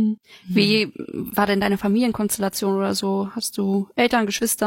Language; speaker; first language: German; native; German